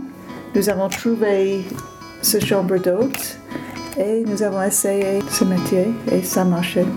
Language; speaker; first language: French; non-native, learner; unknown